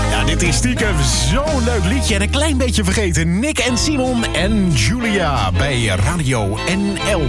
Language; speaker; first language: Dutch; native; Dutch